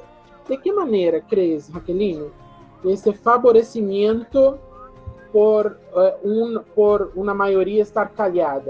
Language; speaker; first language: Spanish; non-native, fluent; Portuguese